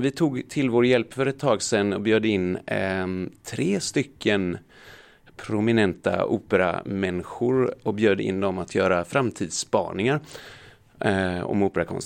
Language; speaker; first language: Swedish; native; Swedish